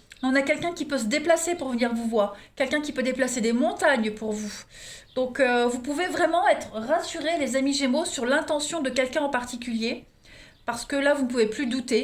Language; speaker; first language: French; native; French